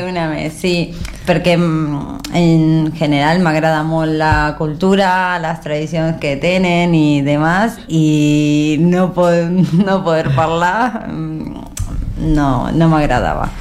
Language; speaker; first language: Catalan; non-native, learner; Spanish